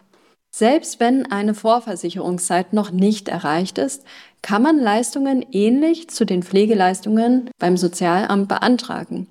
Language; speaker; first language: German; native; German